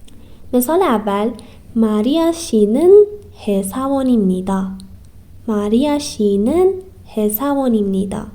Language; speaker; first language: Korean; non-native, fluent; Persian